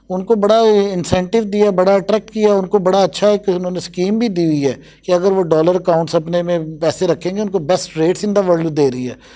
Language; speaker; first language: Urdu; non-native, local second language; Punjabi